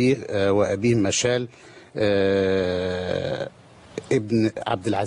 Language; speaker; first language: Arabic; native; Arabic